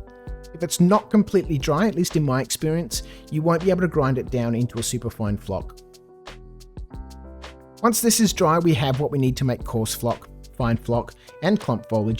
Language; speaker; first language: English; native; English